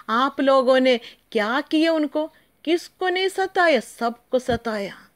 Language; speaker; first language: Hindi; non-native, local second language; Malayalam